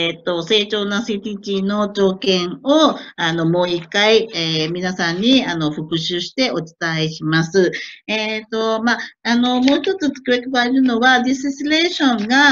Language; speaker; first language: Japanese; non-native, fluent; Thai